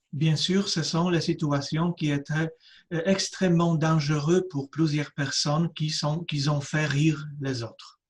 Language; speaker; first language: French; non-native, fluent; Polish